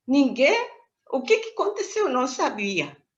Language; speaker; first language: Portuguese; non-native, learner; Japanese